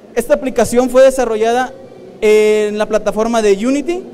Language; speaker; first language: Spanish; native; Spanish